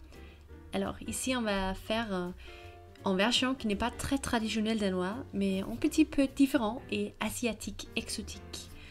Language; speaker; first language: French; non-native, fluent; Danish